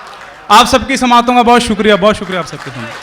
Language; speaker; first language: Hindi; native; Hindi